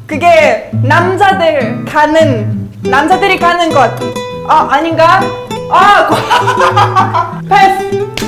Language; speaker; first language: Korean; non-native, fluent; Russian